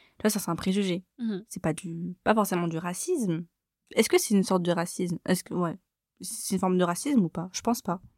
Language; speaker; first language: French; native; French